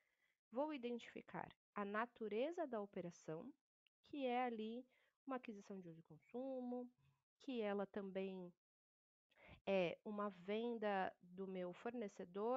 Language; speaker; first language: Portuguese; native; Portuguese